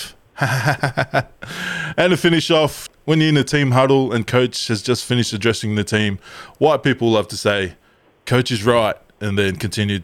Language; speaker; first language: English; non-native, local second language; Tongan